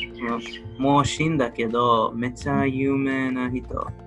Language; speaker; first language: Japanese; non-native, learner; Hebrew